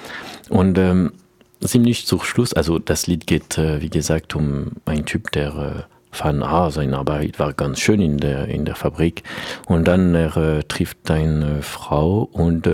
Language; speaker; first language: German; non-native, learner; French